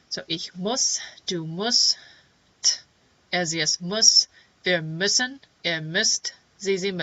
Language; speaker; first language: German; non-native, fluent; English